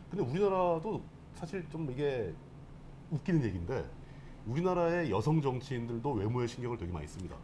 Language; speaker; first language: Korean; native; Korean